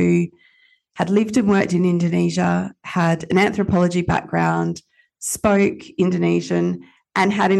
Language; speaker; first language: English; native; English